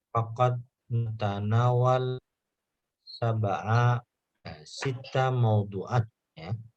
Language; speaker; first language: Arabic; non-native, fluent; Indonesian